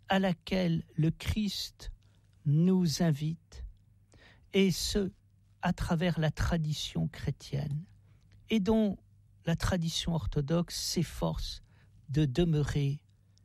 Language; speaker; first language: French; native; French